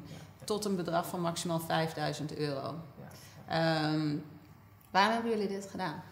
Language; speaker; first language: Dutch; native; Dutch